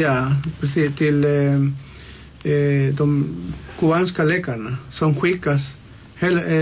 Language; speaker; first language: Swedish; non-native, local second language; Spanish